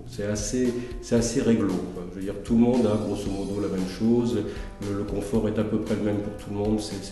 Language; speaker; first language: French; native; French